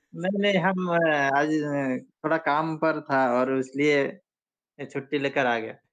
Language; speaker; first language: Hindi; non-native, local second language; Bangla